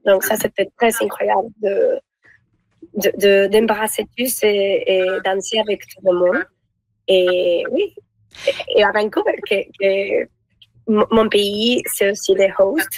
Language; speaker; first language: French; non-native, learner; Spanish